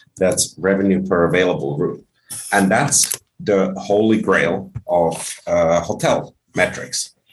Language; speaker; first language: English; non-native, fluent; Finnish